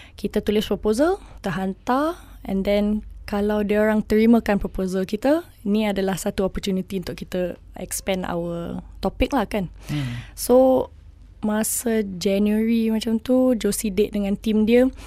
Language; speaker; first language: Malay; non-native, local second language; English